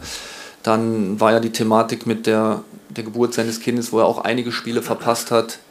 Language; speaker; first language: German; native; German